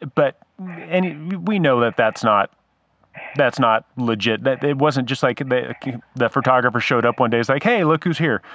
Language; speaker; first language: English; native; English